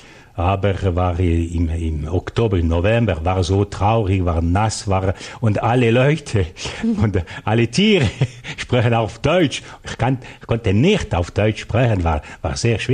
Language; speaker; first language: German; non-native, local second language; French